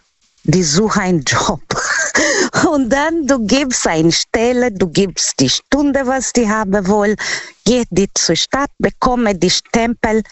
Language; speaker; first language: German; non-native, learner; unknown